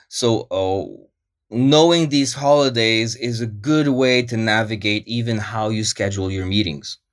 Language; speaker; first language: English; early bilingual, other home language; Polish